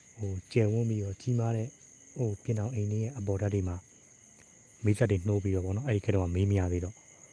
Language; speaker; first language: Burmese; native; Burmese